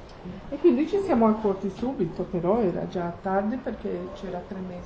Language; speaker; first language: Italian; non-native, fluent; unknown